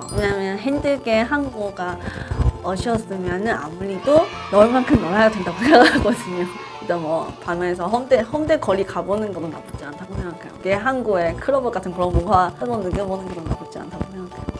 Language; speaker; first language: Korean; non-native, fluent; Chinese